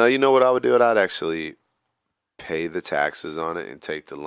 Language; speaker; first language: English; native; English